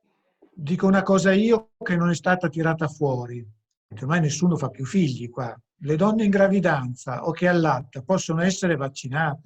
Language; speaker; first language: Italian; native; Italian